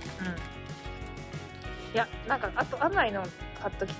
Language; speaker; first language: Japanese; native; Japanese